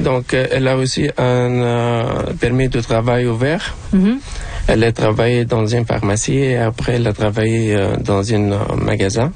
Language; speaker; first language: French; non-native, local second language; Arabic